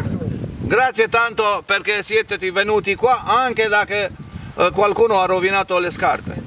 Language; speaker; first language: Italian; non-native, fluent; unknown